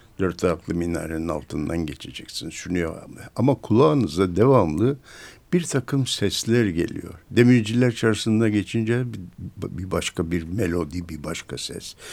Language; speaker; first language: Turkish; native; Turkish